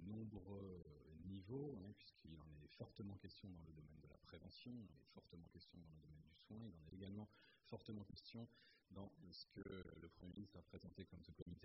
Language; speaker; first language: French; native; French